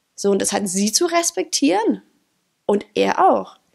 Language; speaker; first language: German; non-native, fluent; Danish